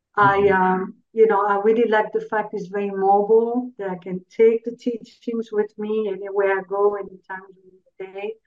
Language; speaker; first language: English; non-native, fluent; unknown